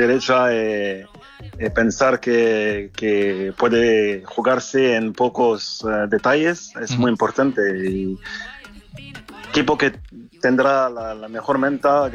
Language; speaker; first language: Spanish; non-native, learner; French